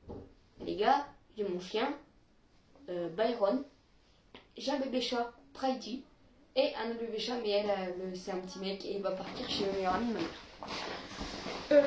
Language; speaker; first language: French; native; French